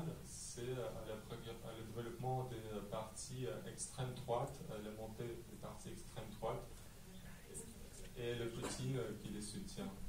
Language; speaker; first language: French; non-native, fluent; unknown